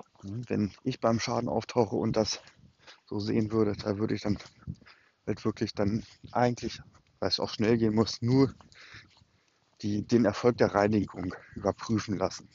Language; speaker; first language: German; native; German